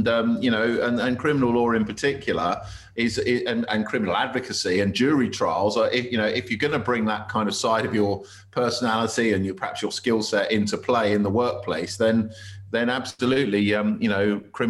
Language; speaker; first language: English; native; English